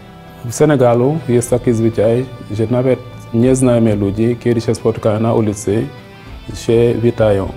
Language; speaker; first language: Polish; non-native, fluent; Wolof